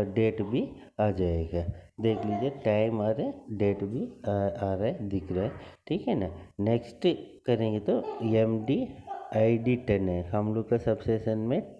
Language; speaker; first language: Hindi; non-native, local second language; Tamil